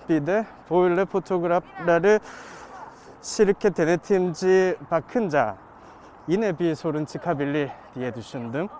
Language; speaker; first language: Turkish; non-native, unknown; Korean